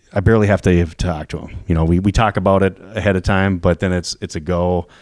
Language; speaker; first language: English; native; English